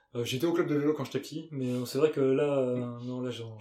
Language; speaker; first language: French; native; French